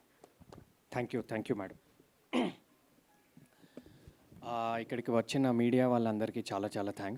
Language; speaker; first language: Telugu; native; Telugu